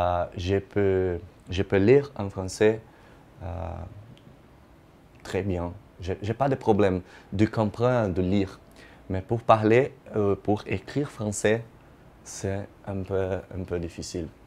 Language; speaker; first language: French; non-native, fluent; Portuguese